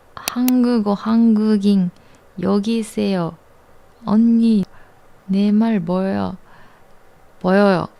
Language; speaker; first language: Korean; non-native, learner; Japanese